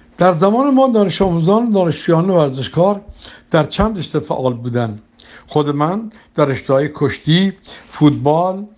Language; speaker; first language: Persian; native; Persian